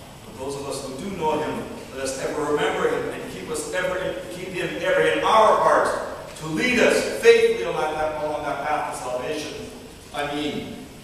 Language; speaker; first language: English; early bilingual, other home language; Russian